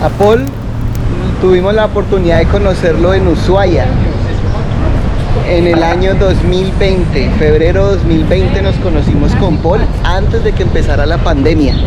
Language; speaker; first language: Spanish; native; Spanish